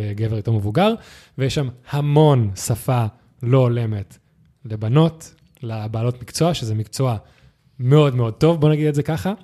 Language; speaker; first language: Hebrew; early bilingual, other home language; Spanish